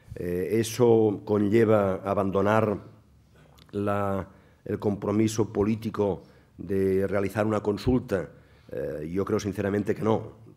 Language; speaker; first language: Spanish; non-native, local second language; Catalan